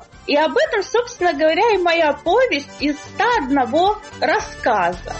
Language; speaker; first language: Russian; native; Russian